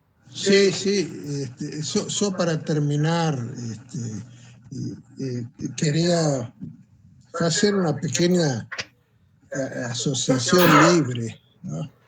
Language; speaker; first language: Portuguese; non-native, fluent; Spanish